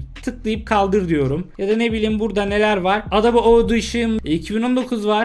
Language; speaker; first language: Turkish; native; Turkish